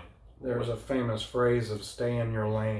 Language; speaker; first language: English; native; English